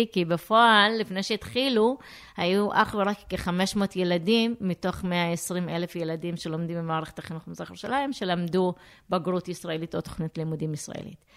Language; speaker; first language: Hebrew; non-native, local second language; Arabic